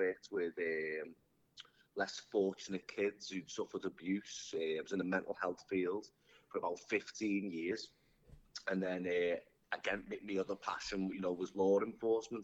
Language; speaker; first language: English; native; English